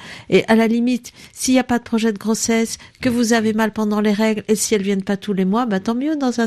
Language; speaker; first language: French; native; French